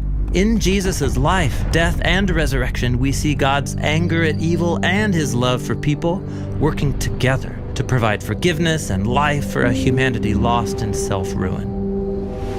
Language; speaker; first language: English; native; English